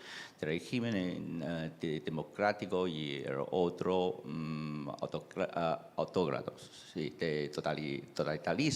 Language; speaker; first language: Spanish; non-native, fluent; Chinese